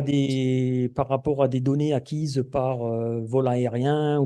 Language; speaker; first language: French; native; French